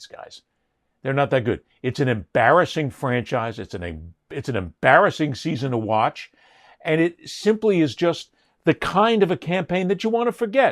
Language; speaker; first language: English; native; English